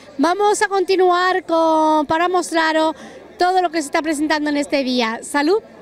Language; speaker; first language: Spanish; native; Spanish